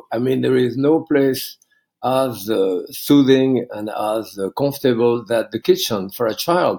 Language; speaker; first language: English; non-native, fluent; French